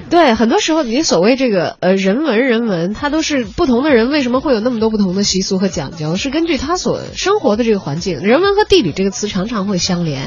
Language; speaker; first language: Chinese; native; Chinese